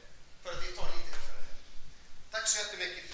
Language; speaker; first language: Swedish; non-native, fluent; Arabic